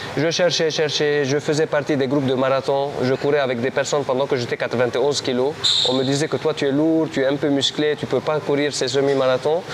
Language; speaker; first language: French; non-native, local second language; Armenian